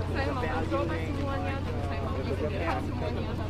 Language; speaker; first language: Indonesian; non-native, learner; English